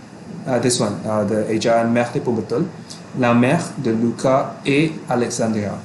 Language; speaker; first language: French; non-native, fluent; Malay